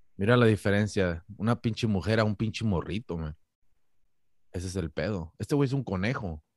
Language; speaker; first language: Spanish; native; Spanish